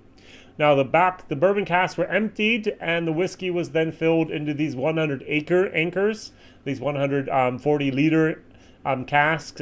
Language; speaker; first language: English; native; English